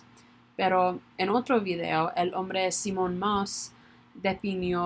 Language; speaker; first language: Spanish; non-native, learner; English